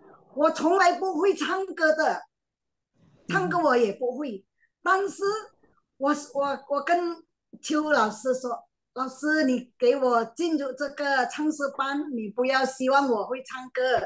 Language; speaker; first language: Chinese; non-native, learner; Min Nan Chinese